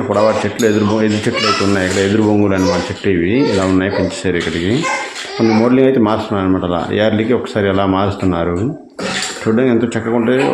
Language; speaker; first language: Telugu; non-native, local second language; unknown